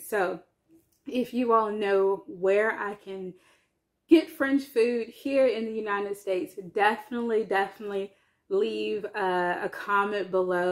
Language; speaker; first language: English; native; English